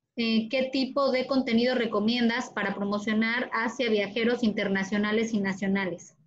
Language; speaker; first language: Spanish; native; Spanish